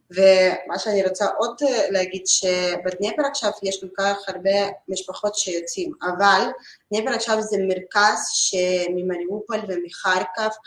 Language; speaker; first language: Hebrew; non-native, learner; Russian